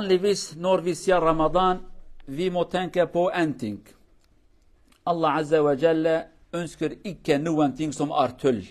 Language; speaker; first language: Norwegian; non-native, learner; Kurdish